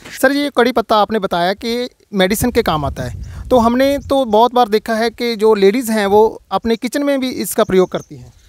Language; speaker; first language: Hindi; non-native, local second language; Punjabi